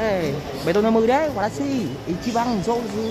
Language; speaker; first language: Japanese; non-native, learner; Vietnamese